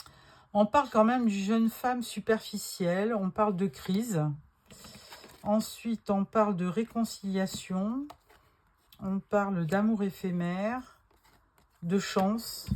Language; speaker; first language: French; native; French